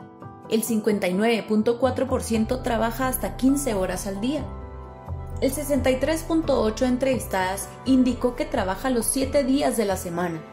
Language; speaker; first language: Spanish; native; Spanish